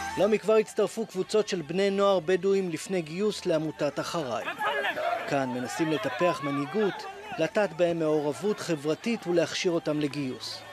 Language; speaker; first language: Hebrew; native; Hebrew